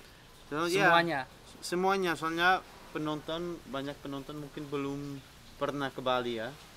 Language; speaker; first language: Indonesian; non-native, fluent; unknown